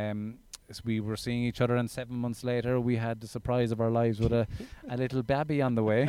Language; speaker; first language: English; native; English